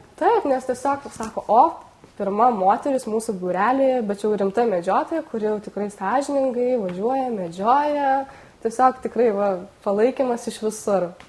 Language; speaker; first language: Lithuanian; native; Lithuanian